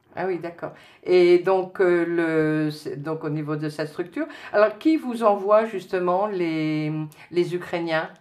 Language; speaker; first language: French; native; French